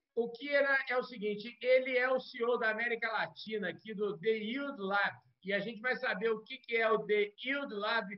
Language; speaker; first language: Portuguese; native; Portuguese